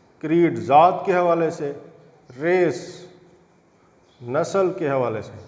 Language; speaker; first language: Urdu; non-native, local second language; Saraiki